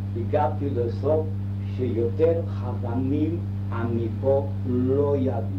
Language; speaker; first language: Hebrew; non-native, fluent; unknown